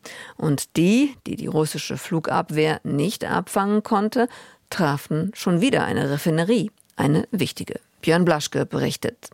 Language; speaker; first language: German; native; German